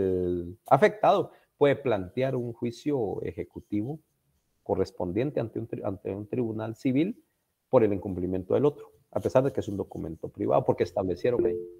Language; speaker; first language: Spanish; native; Spanish